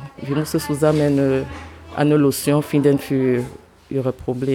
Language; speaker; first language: German; non-native, learner; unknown